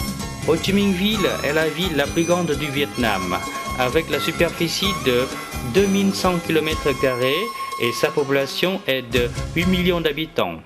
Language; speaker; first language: French; non-native, fluent; Vietnamese